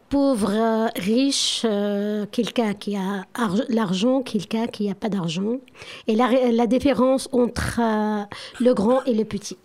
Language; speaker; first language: French; non-native, learner; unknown